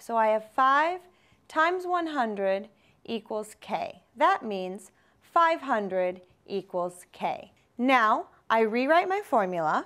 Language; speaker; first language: English; native; English